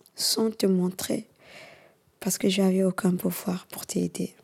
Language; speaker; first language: French; early bilingual, other home language; Somali